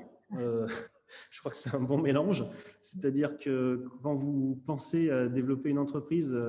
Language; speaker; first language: French; native; French